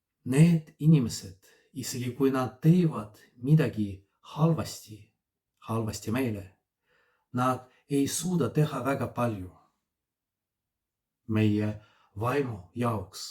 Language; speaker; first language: Estonian; non-native, fluent; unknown